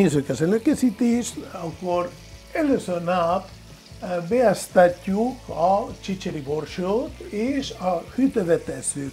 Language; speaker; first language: Hungarian; non-native, fluent; Spanish